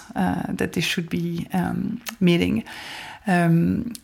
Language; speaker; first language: English; non-native, fluent; French